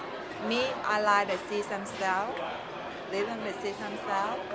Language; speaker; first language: English; non-native, learner; Vietnamese